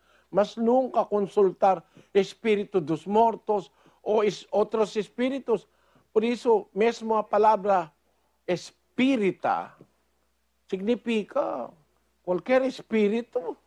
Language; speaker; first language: Portuguese; non-native, fluent; Filipino